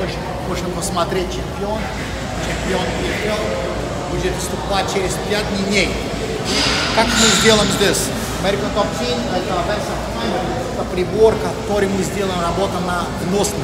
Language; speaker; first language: Russian; non-native, learner; Portuguese